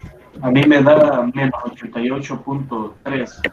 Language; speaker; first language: Spanish; native; Spanish